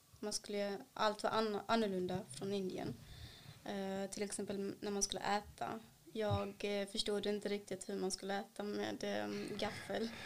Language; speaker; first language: Swedish; early bilingual, other home language; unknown